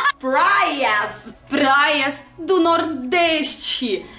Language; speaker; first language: Portuguese; non-native, learner; Russian